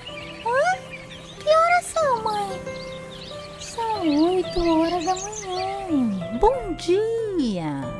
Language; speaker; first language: Portuguese; native; Portuguese